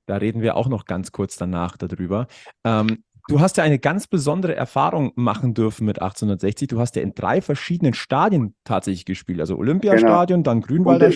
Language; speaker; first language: German; native; German